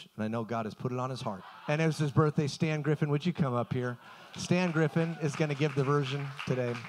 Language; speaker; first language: English; native; English